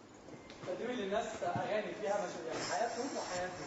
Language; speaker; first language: Arabic; native; Arabic